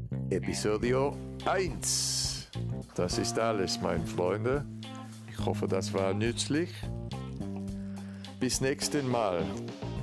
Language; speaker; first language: German; non-native, learner; Spanish